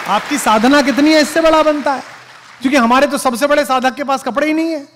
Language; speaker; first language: Hindi; native; Hindi